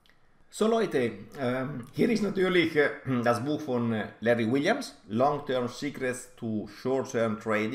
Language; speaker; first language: German; non-native, fluent; Italian